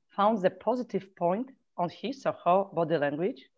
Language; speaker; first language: English; non-native, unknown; Polish